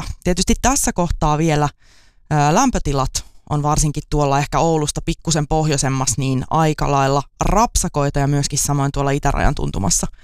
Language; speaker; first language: Finnish; native; Finnish